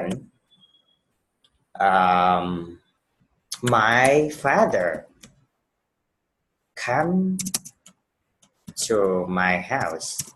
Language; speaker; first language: English; non-native, fluent; Vietnamese